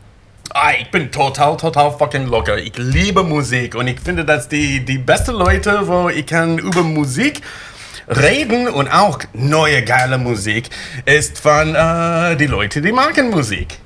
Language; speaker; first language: German; non-native, fluent; English